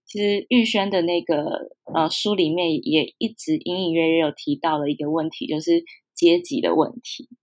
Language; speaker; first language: Chinese; native; Chinese